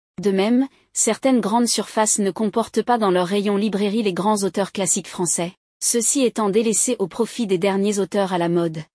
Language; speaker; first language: French; native; French